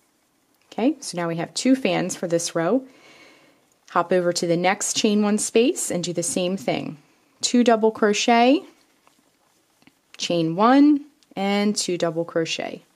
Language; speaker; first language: English; native; English